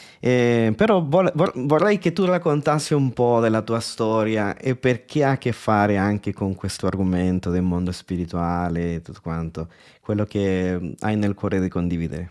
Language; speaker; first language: Italian; non-native, fluent; Spanish